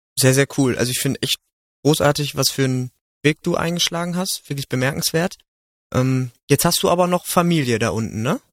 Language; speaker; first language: German; native; German